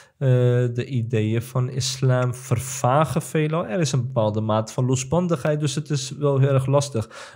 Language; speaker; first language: Dutch; early bilingual, other home language; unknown